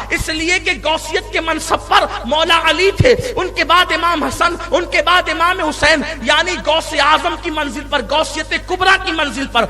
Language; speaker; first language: Urdu; native; Urdu